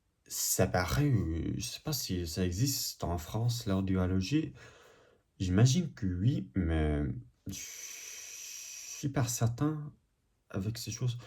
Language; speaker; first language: French; non-native, learner; English